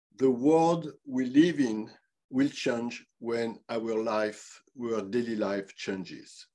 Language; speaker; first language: English; non-native, fluent; French